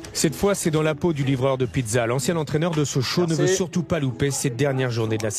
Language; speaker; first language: French; native; French